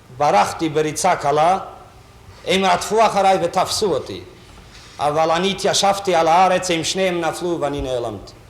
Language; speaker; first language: Hebrew; non-native, fluent; Yiddish